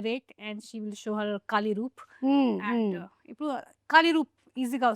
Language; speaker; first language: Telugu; non-native, local second language; Hindi